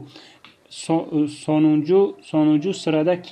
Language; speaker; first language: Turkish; non-native, fluent; Tajik